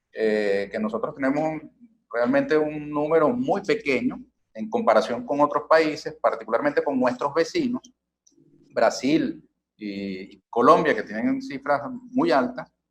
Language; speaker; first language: Spanish; native; Spanish